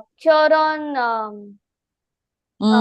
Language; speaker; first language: Korean; non-native, learner; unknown